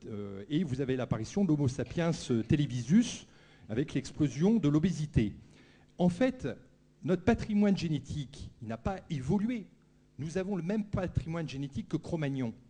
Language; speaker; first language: French; native; French